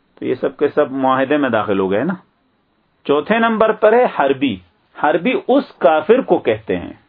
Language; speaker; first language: Urdu; native; Urdu